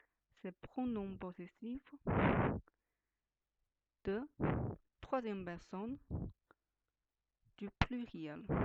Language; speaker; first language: French; non-native, fluent; Chinese